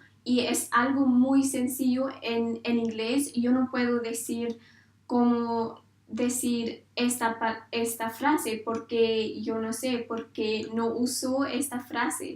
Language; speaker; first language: Spanish; non-native, learner; English